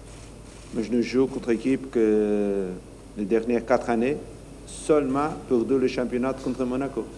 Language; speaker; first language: French; non-native, learner; Portuguese